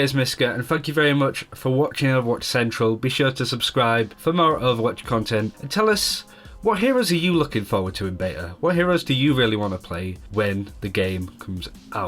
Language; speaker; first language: English; native; English